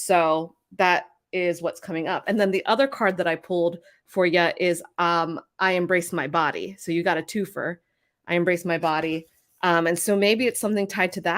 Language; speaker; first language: English; native; English